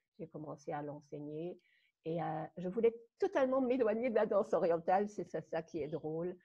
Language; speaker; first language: French; non-native, fluent; German